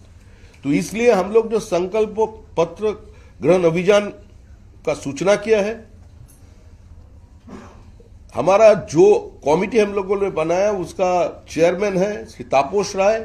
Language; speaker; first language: Hindi; non-native, local second language; Bangla